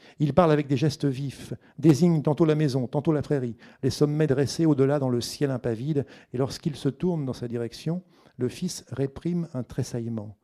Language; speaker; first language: French; native; French